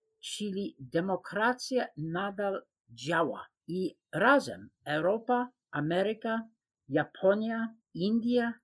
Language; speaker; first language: Polish; non-native, fluent; English